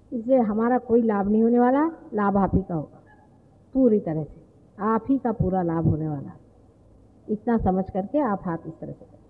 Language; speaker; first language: Hindi; non-native, local second language; Marathi